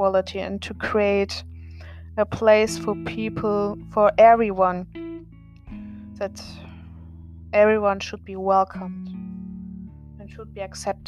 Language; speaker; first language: English; non-native, fluent; German